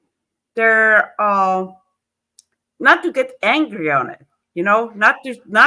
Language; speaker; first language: English; non-native, fluent; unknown